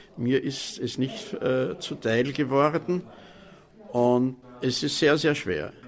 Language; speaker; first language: German; native; German